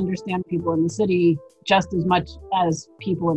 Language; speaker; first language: English; native; English